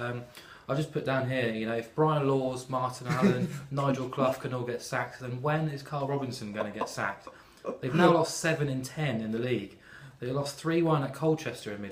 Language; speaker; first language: English; native; English